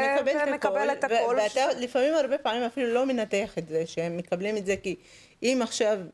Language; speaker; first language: Hebrew; native; Hebrew